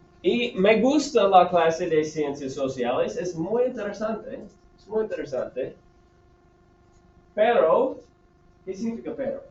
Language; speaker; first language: Spanish; non-native, fluent; English